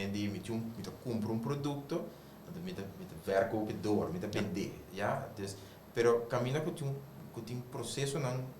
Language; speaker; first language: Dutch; non-native, local second language; Papiamento